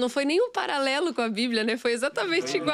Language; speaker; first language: Portuguese; native; Portuguese